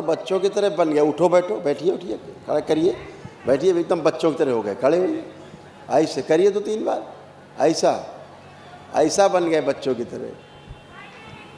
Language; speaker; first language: Hindi; native; Hindi